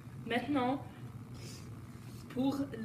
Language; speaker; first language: French; non-native, learner; English